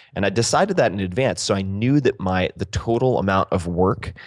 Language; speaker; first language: English; native; English